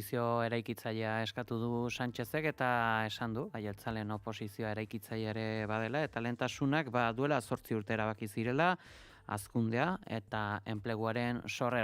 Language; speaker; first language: Basque; native; Basque